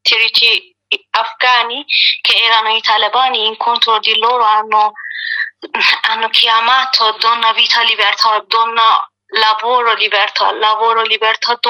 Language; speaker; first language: Italian; non-native, learner; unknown